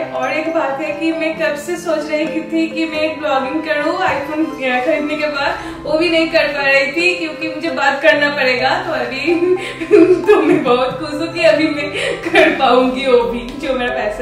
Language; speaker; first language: Hindi; non-native, local second language; Bangla